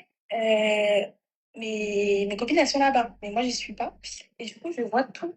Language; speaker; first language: French; native; French